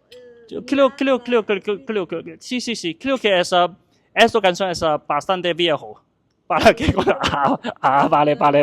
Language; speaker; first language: Spanish; non-native, learner; Chinese